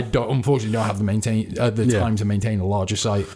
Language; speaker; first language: English; native; English